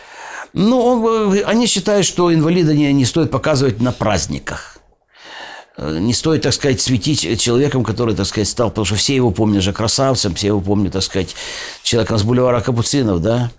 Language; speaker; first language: Russian; native; Russian